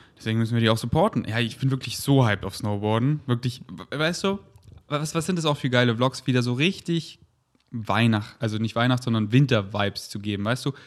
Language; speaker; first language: German; native; German